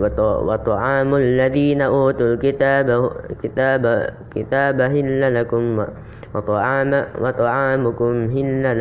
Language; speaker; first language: Arabic; non-native, learner; Indonesian